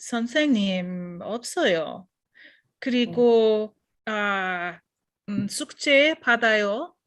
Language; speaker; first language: Korean; non-native, learner; English